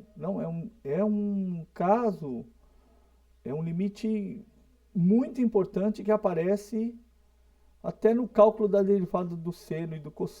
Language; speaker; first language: Portuguese; native; Portuguese